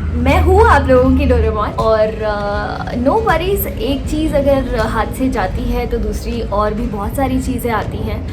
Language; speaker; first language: Hindi; native; Hindi